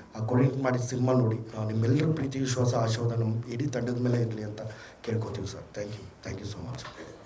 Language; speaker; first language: Kannada; native; Kannada